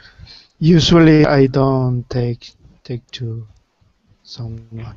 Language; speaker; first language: English; non-native, learner; Spanish